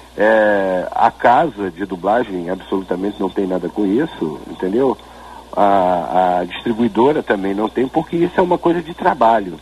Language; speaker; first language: Portuguese; native; Portuguese